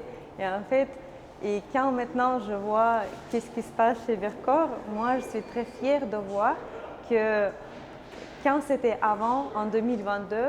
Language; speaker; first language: French; non-native, learner; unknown